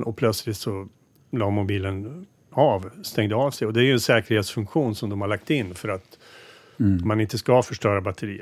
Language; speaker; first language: Swedish; native; Swedish